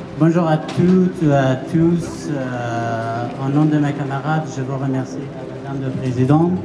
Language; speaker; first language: French; non-native, learner; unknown